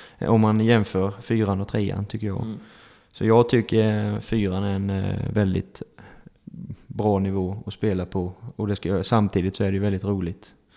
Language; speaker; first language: Swedish; native; Swedish